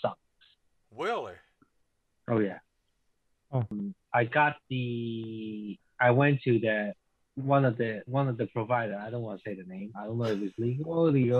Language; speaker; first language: English; non-native, local second language; Cantonese